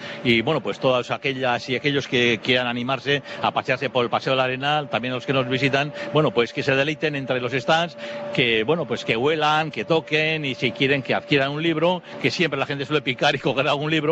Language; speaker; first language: Spanish; native; Spanish